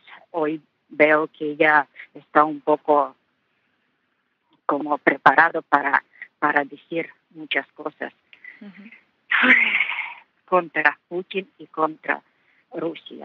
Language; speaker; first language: Spanish; non-native, learner; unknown